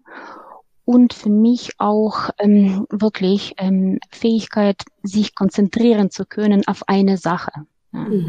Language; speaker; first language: German; non-native, fluent; Ukrainian